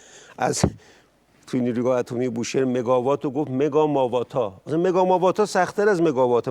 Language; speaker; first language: Persian; native; Persian